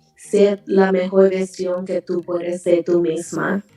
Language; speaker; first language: Spanish; early bilingual, heritage; Spanish